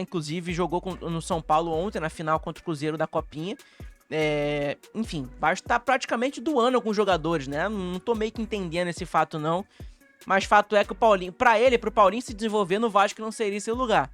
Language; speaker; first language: Portuguese; native; Portuguese